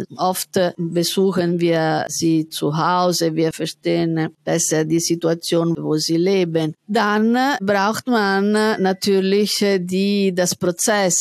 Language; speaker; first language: German; non-native, fluent; Italian